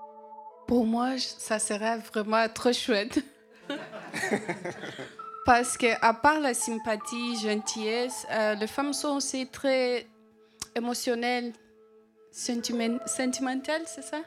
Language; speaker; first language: French; non-native, learner; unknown